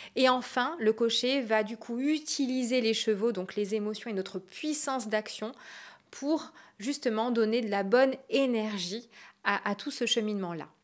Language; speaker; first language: French; native; French